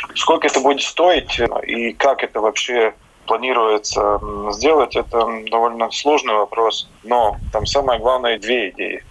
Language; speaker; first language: Russian; non-native, local second language; Latvian